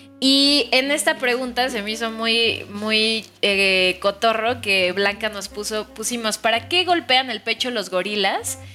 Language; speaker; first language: Spanish; native; Spanish